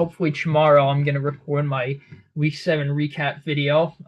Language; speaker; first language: English; native; English